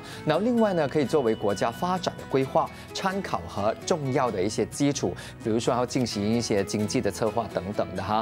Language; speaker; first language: Chinese; native; Chinese